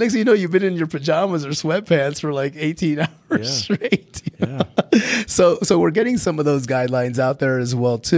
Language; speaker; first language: English; early bilingual, other home language; Spanish